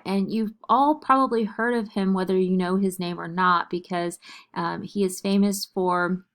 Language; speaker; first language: English; native; English